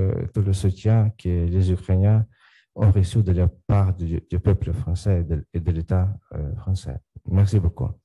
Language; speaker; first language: French; non-native, fluent; Ukrainian